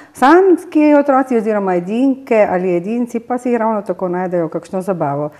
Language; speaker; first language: Slovenian; native; Slovenian